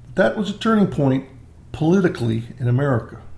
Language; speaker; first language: English; native; English